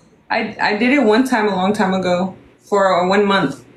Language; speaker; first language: English; early bilingual, other home language; Spanish